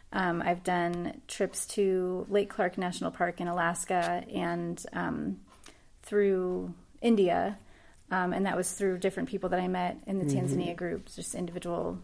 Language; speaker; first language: English; native; English